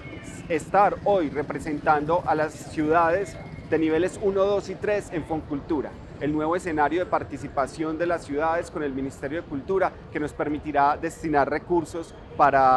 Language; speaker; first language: Spanish; native; Spanish